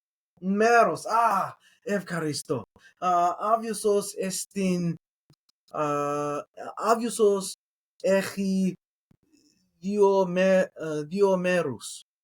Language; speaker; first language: Greek; non-native, learner; English